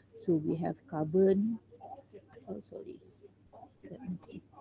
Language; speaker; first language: English; non-native, local second language; Malay